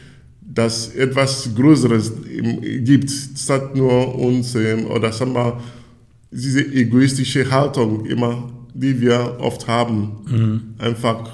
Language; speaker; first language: German; non-native, fluent; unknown